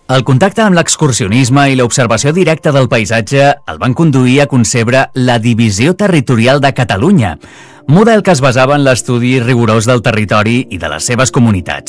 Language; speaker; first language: Catalan; native; Catalan